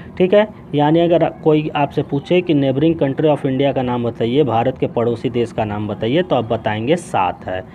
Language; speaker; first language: Hindi; native; Hindi